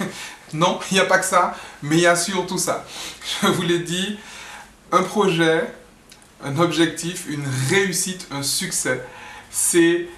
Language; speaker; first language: French; native; French